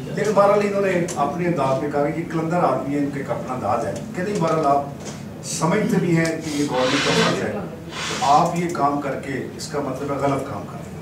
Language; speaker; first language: Urdu; non-native, local second language; Punjabi